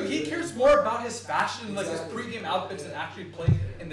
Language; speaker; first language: English; native; English